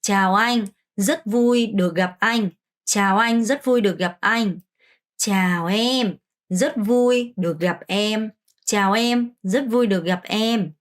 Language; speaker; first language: Vietnamese; non-native, fluent; Korean